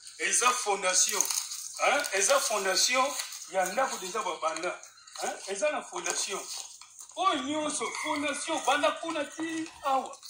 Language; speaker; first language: Lingala; non-native, local second language; Kongo